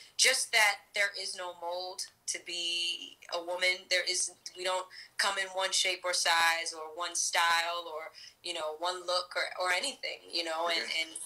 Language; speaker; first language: English; native; English